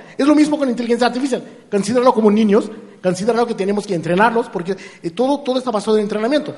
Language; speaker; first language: Spanish; non-native, fluent; Marathi